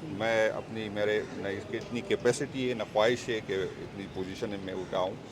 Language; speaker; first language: Urdu; non-native, local second language; Pashto